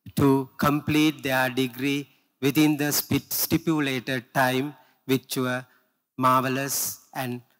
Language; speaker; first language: English; non-native, local second language; Sinhala